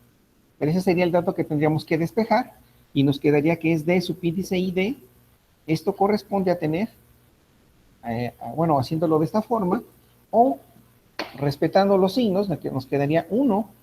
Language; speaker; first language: Spanish; native; Spanish